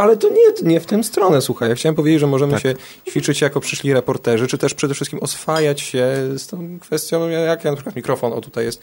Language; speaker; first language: Polish; native; Polish